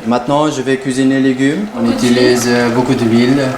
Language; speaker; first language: French; non-native, learner; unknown